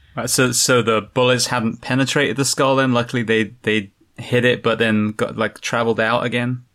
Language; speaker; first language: English; native; English